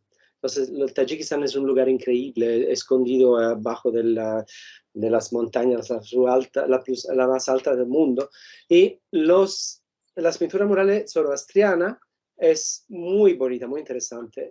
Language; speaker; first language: Spanish; non-native, fluent; Italian